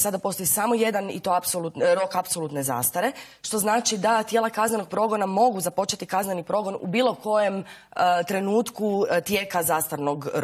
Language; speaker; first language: Croatian; native; Croatian